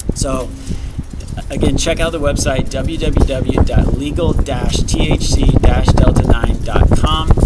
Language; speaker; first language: English; native; English